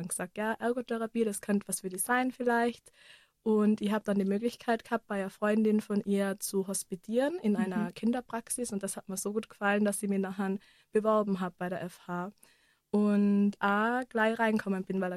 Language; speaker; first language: German; native; German